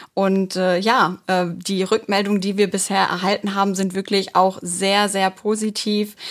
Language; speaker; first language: German; native; German